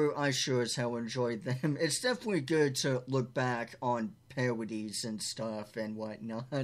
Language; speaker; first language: English; native; English